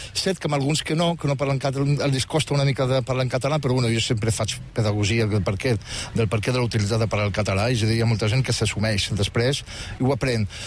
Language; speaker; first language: Catalan; non-native, fluent; Riffian